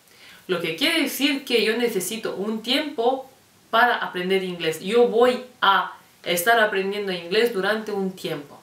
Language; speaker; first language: Spanish; non-native, fluent; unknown